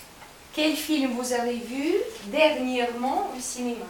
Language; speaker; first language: French; non-native, fluent; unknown